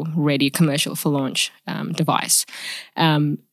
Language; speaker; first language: English; early bilingual, other home language; Indonesian